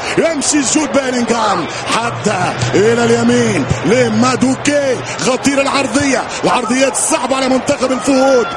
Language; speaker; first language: Arabic; native; Arabic